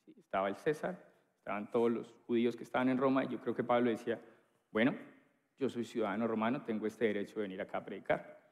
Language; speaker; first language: Spanish; native; Spanish